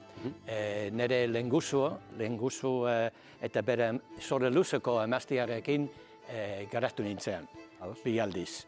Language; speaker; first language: Basque; non-native, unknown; English